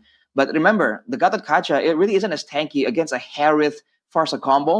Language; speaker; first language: English; native; English